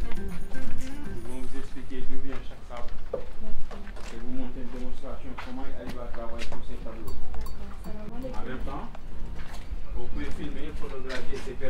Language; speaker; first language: French; non-native, local second language; Wolof